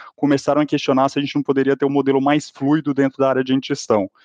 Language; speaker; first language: Portuguese; native; Portuguese